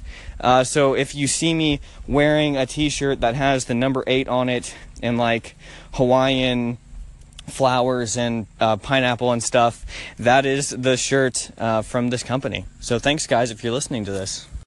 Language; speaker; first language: English; native; English